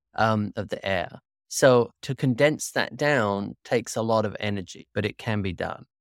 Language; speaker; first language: English; native; English